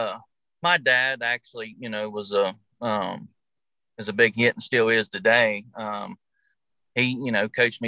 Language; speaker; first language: English; native; English